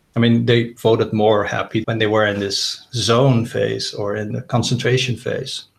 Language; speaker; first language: English; non-native, fluent; Dutch